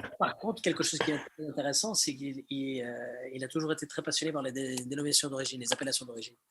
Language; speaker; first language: French; early bilingual, heritage; French